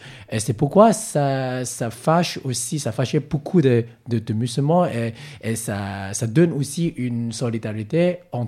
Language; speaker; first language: French; non-native, learner; Cantonese